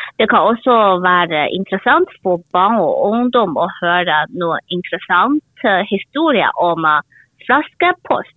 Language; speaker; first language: Norwegian; non-native, learner; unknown